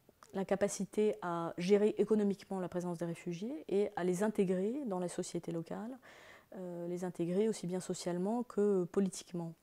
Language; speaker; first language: French; native; French